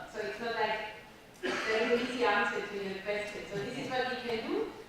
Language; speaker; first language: English; non-native, fluent; German